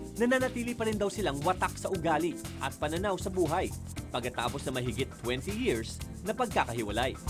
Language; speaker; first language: Filipino; native; Filipino